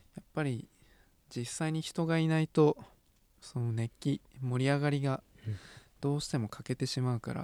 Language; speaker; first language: Japanese; native; Japanese